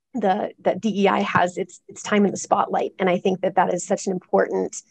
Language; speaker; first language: English; native; English